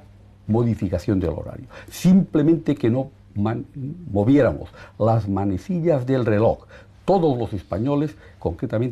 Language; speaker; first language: Spanish; native; Spanish